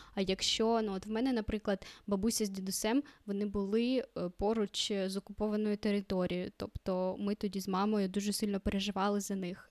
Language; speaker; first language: Ukrainian; non-native, local second language; Russian